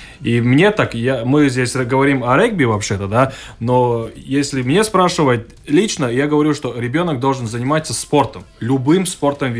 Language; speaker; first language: Russian; non-native, local second language; Latvian